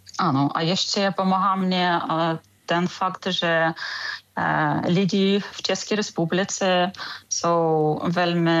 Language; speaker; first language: Czech; non-native, fluent; Ukrainian